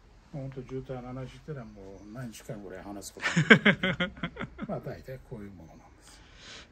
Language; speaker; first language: Japanese; non-native, fluent; Turkish